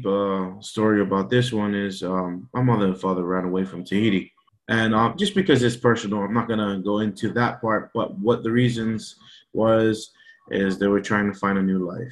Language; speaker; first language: English; early bilingual, other home language; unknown